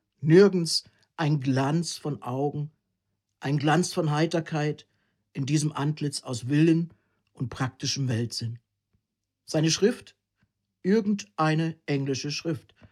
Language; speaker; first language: German; non-native, fluent; Italian